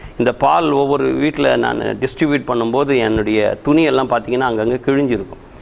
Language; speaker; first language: Tamil; native; Tamil